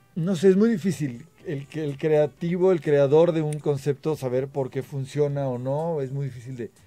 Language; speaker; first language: Spanish; native; Spanish